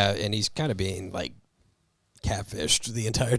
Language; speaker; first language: English; native; English